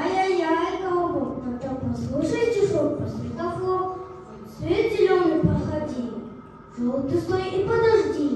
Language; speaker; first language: Russian; non-native, learner; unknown